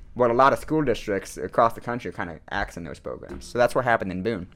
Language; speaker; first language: English; native; English